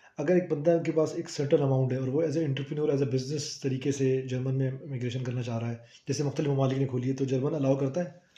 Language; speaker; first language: Urdu; native; Urdu